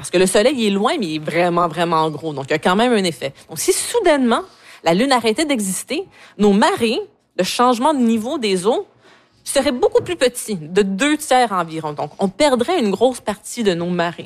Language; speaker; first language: French; native; French